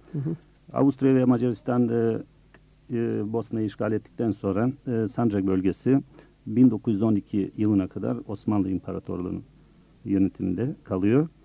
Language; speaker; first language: Turkish; early bilingual, other home language; Bosnian